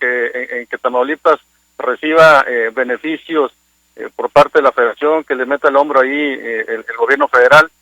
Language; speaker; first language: Spanish; native; Spanish